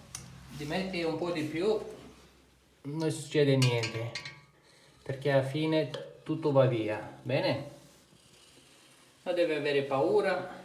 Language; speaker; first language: Italian; non-native, fluent; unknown